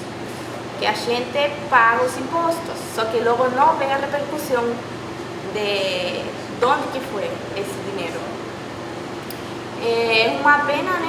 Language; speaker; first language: Portuguese; non-native, fluent; Spanish